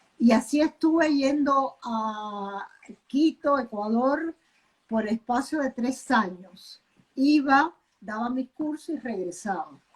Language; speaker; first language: Spanish; native; Spanish